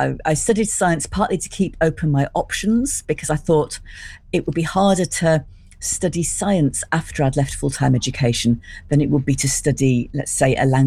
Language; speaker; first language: English; native; English